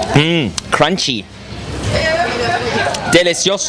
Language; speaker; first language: Spanish; non-native, learner; English